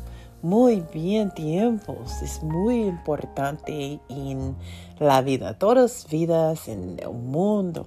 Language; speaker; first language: Spanish; non-native, learner; English